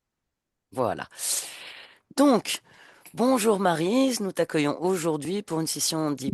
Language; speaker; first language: French; native; French